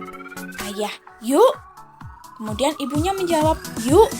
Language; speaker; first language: Indonesian; native; Indonesian